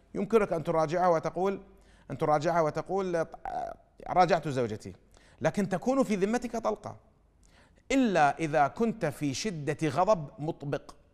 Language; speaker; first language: Arabic; native; Arabic